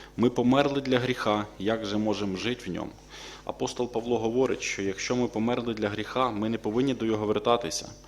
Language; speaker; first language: Ukrainian; native; Ukrainian